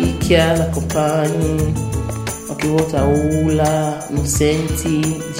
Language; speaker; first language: Italian; non-native, learner; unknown